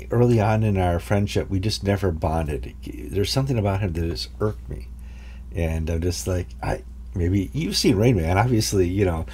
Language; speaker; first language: English; native; English